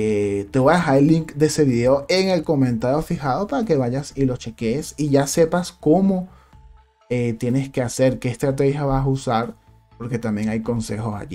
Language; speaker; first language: Spanish; native; Spanish